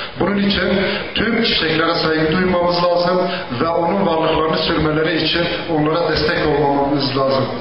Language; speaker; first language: Turkish; non-native, local second language; Zaza